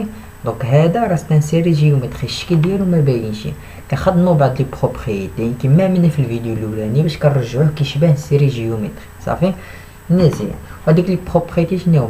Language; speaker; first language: Arabic; native; Arabic